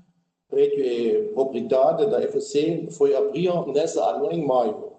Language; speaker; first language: Portuguese; non-native, learner; German